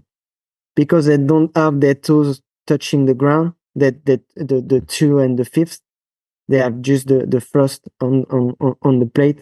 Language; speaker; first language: English; non-native, fluent; French